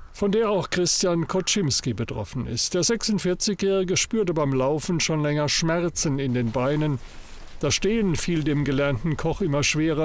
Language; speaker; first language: German; native; German